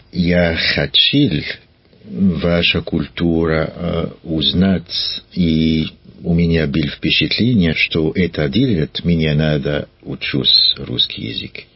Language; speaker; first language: Russian; non-native, learner; French